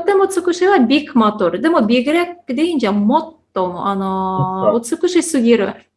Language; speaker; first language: Japanese; non-native, learner; Tatar